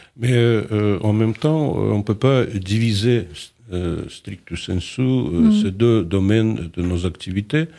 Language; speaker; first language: French; non-native, fluent; Russian